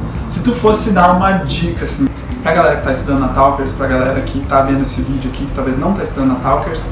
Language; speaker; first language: Portuguese; native; Portuguese